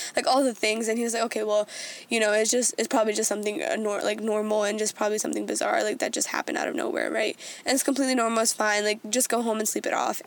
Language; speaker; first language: English; native; English